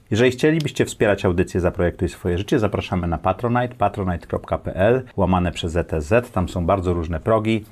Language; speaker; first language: Polish; native; Polish